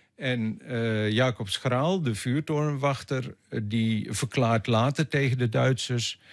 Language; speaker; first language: Dutch; native; Dutch